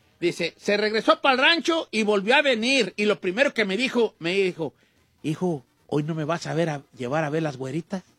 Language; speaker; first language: Spanish; native; Spanish